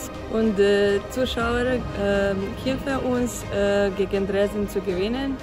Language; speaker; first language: German; non-native, learner; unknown